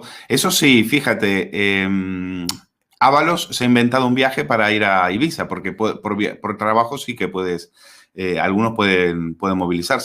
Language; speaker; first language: Spanish; native; Spanish